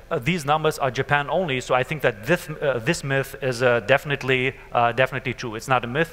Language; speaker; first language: English; non-native, fluent; German